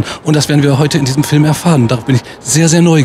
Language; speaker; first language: German; native; German